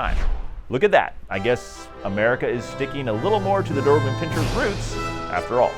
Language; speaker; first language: English; native; English